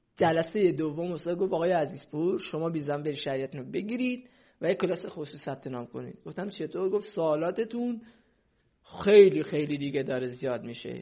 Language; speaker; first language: Persian; non-native, local second language; Central Kurdish